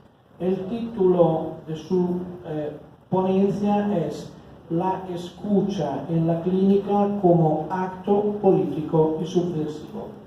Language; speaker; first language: Spanish; non-native, fluent; Italian